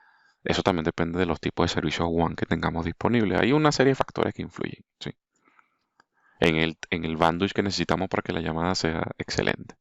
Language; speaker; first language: Spanish; native; Spanish